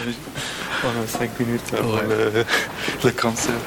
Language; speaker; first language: French; non-native, learner; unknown